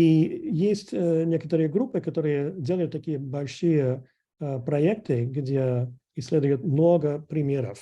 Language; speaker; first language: Russian; non-native, fluent; English